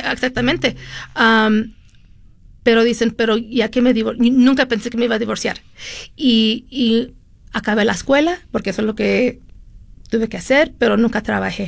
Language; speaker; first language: Spanish; early bilingual, heritage; Spanish